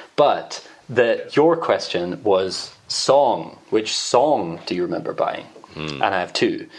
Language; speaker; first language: English; native; English